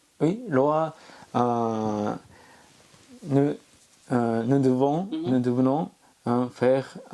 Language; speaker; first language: French; non-native, learner; Japanese